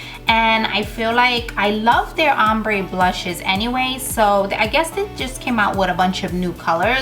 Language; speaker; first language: English; native; English